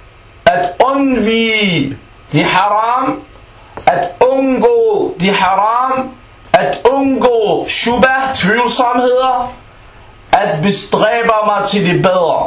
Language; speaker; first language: Danish; non-native, fluent; Arabic